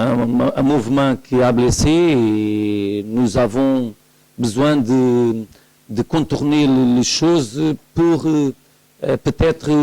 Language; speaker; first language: French; non-native, learner; Portuguese